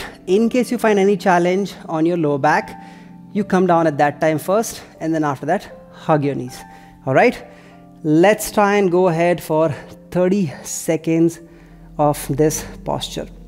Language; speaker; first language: English; non-native, local second language; Hindi